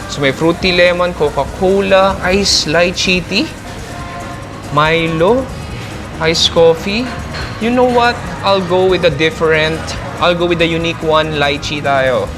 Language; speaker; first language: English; non-native, local second language; Filipino